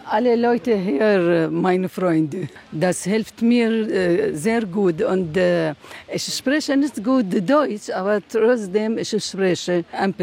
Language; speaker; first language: German; non-native, learner; Arabic